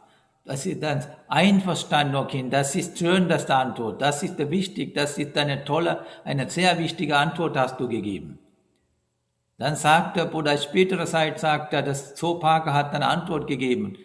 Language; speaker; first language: German; non-native, fluent; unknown